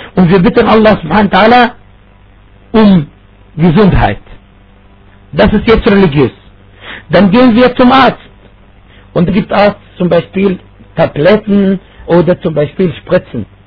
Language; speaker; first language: German; non-native, fluent; Arabic